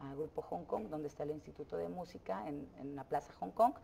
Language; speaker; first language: Spanish; native; Spanish